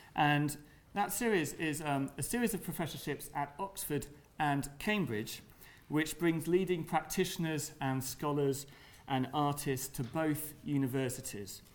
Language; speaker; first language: English; native; English